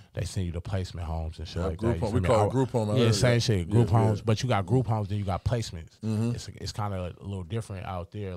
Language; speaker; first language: English; native; English